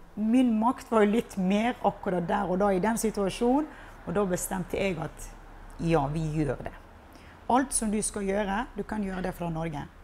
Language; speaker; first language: Norwegian; non-native, fluent; Persian